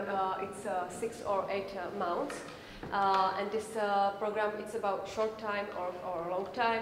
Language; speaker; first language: English; non-native, learner; Czech